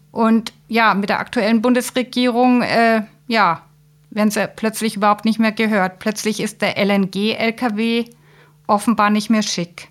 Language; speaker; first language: German; native; German